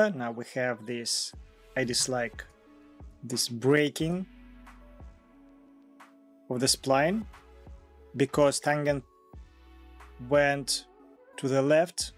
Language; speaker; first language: English; non-native, fluent; Russian